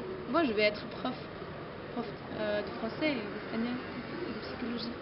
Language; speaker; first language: French; non-native, fluent; German